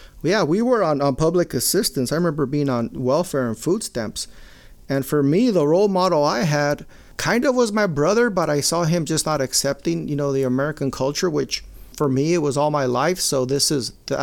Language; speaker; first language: English; native; English